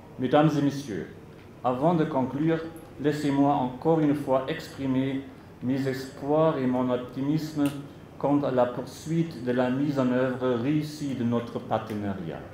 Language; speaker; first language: French; non-native, local second language; Lingala